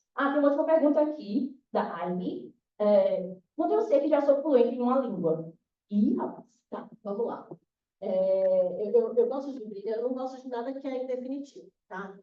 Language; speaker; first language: Portuguese; native; Portuguese